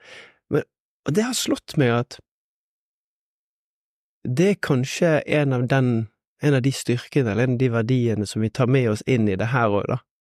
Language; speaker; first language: Norwegian; native; Norwegian